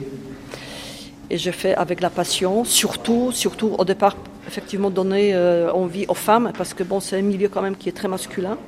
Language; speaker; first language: French; non-native, fluent; Polish